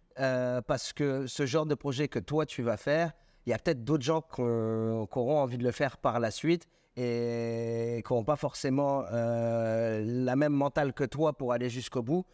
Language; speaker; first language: French; native; French